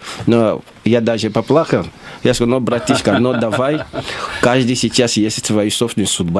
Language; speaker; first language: Russian; non-native, learner; Lingala